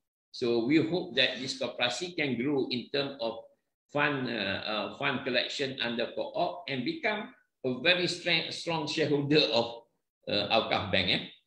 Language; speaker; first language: English; non-native, local second language; Malay